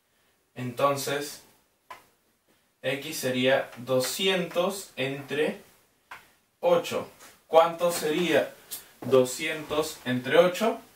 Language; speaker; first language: Spanish; native; Spanish